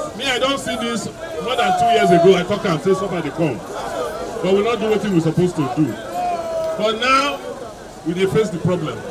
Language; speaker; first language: Nigerian Pidgin; non-native, local second language; Bini